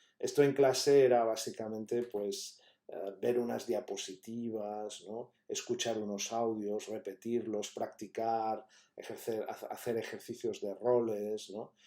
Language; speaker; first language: Spanish; non-native, local second language; Catalan